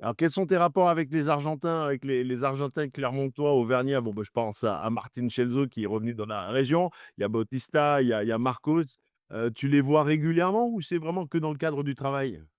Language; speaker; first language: French; native; French